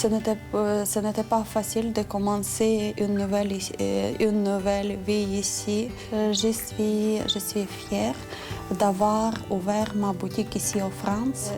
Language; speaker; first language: French; non-native, learner; Ukrainian